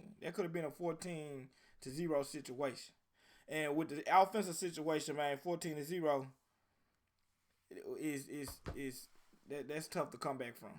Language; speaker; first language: English; native; English